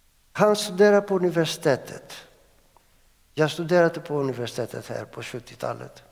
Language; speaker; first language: Swedish; non-native, fluent; Greek